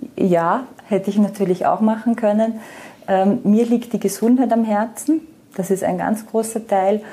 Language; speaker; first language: German; native; German